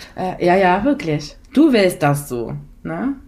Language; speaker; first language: German; non-native, fluent; Italian